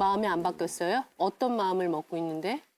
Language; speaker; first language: Korean; native; Korean